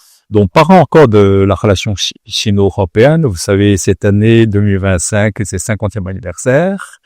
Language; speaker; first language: French; non-native, fluent; Chinese